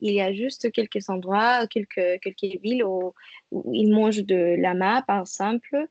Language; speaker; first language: French; non-native, fluent; Spanish